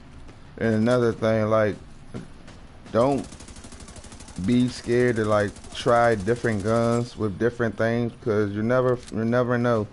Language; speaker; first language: English; native; English